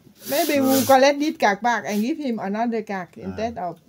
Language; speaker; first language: English; non-native, learner; Vietnamese